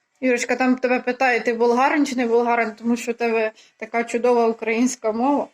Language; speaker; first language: Ukrainian; native; Ukrainian